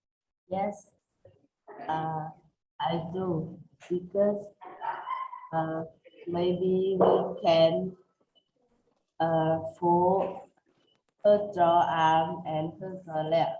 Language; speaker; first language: English; non-native, learner; Vietnamese